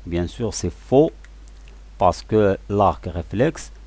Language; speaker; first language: French; non-native, local second language; Arabic